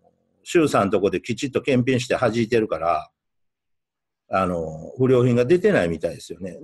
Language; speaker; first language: Japanese; native; Japanese